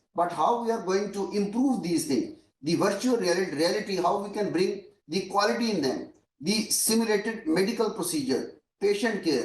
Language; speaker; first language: English; non-native, local second language; Urdu